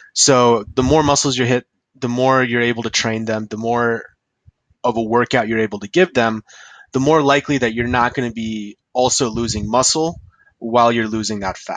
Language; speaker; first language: English; native; English